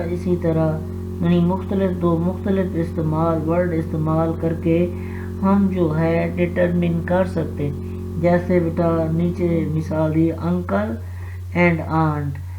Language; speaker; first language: Urdu; non-native, local second language; Punjabi